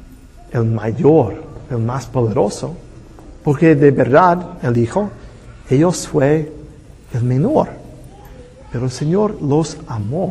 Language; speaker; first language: Spanish; non-native, fluent; English